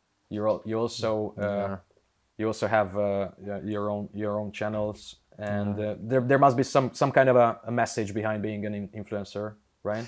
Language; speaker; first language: English; non-native, fluent; Hungarian